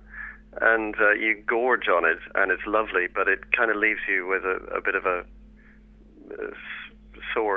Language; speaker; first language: English; native; English